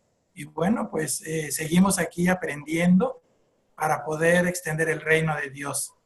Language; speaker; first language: Spanish; native; Spanish